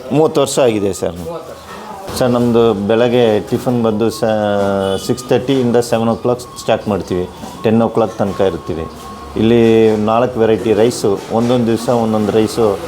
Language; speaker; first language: Kannada; non-native, local second language; Tamil